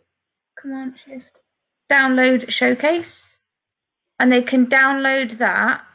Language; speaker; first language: English; native; English